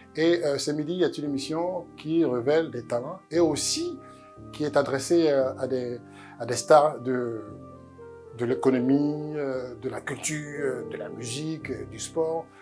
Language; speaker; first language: French; early bilingual, other home language; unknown